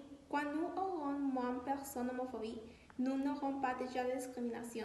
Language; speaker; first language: French; non-native, learner; Spanish